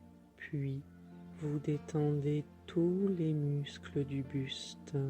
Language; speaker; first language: French; native; French